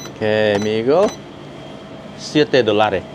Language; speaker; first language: Spanish; non-native, learner; Khmer